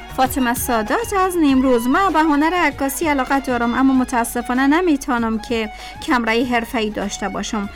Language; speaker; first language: Persian; native; Persian